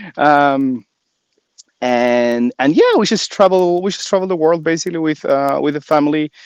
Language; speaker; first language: English; non-native, fluent; Spanish